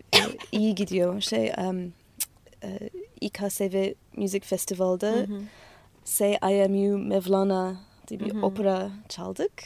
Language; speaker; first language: Turkish; non-native, learner; English